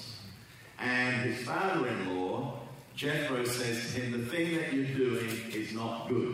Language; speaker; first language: English; native; English